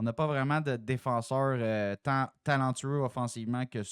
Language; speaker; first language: French; native; French